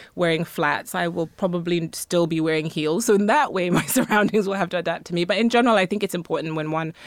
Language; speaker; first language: English; non-native, local second language; Akan